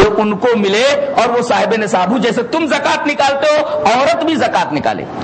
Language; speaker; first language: Urdu; native; Urdu